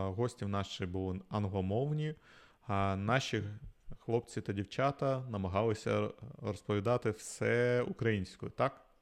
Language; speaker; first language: Ukrainian; non-native, local second language; Russian